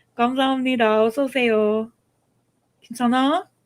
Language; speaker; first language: Korean; non-native, learner; English